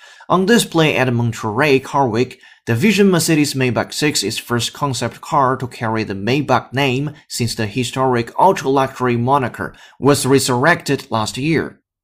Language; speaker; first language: English; non-native, fluent; Chinese